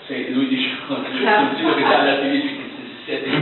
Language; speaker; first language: Italian; native; Italian